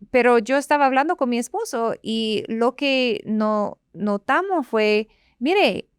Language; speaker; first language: Spanish; non-native, fluent; English